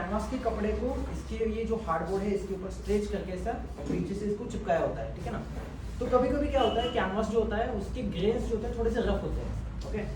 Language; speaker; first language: Hindi; non-native, local second language; Marathi